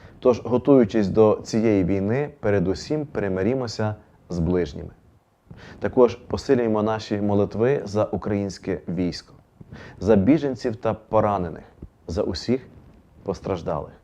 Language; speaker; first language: Ukrainian; native; Ukrainian